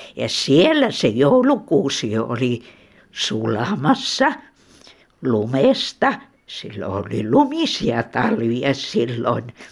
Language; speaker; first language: Finnish; native; Finnish